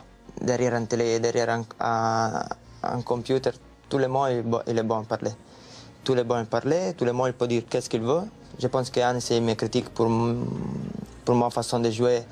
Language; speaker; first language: French; non-native, learner; Italian